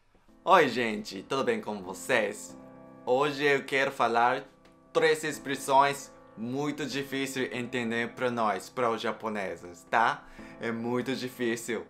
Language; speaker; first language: Portuguese; non-native, learner; Japanese